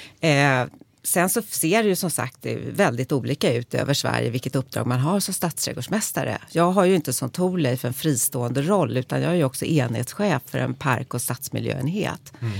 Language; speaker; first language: Swedish; native; Swedish